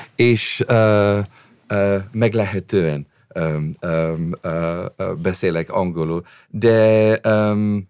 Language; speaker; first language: Hungarian; non-native, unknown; English